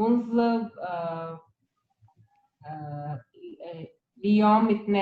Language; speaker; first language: Arabic; non-native, learner; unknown